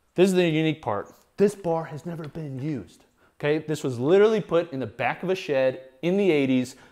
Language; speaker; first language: English; native; English